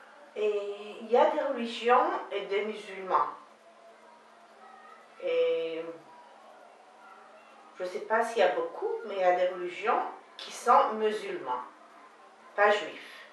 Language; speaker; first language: French; non-native, learner; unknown